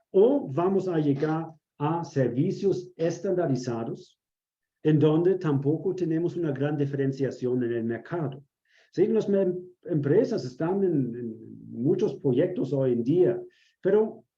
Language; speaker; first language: Spanish; non-native, fluent; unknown